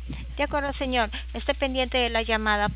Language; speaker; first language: Spanish; native; Spanish